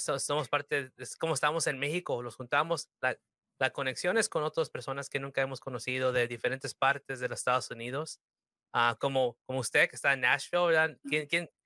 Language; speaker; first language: Spanish; early bilingual, heritage; Spanish